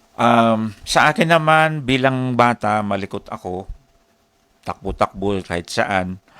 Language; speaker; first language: Filipino; non-native, local second language; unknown